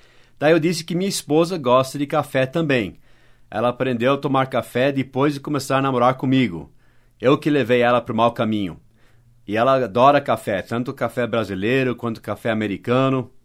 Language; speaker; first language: Portuguese; non-native, fluent; English